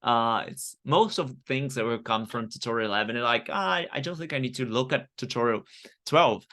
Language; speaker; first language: English; non-native, fluent; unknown